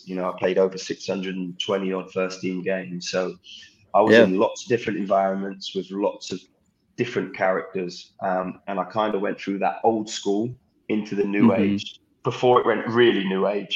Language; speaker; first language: English; native; English